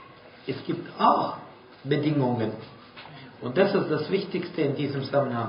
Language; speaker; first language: German; non-native, fluent; Arabic